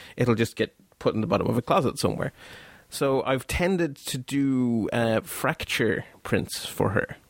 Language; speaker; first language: English; non-native, fluent; Dutch